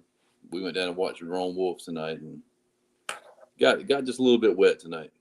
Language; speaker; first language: English; native; English